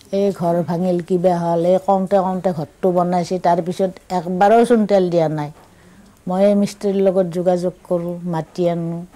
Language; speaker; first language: Assamese; native; Assamese